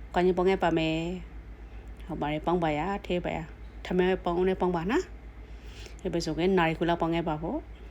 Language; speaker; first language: Burmese; native; Burmese